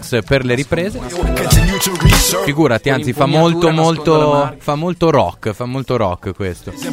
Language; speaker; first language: Italian; native; Italian